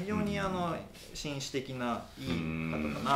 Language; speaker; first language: Japanese; native; Japanese